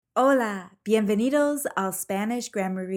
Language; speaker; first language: Spanish; non-native, fluent; English